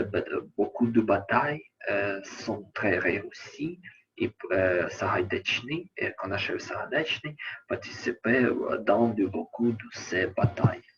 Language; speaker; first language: French; non-native, learner; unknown